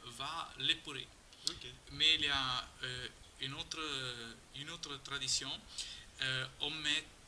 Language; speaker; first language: French; non-native, learner; Italian